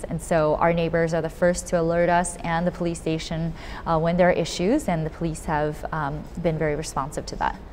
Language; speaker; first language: English; native; English